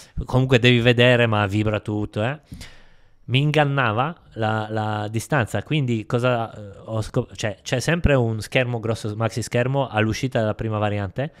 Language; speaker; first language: Italian; non-native, fluent; Polish